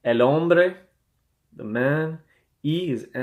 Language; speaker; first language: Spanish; non-native, learner; English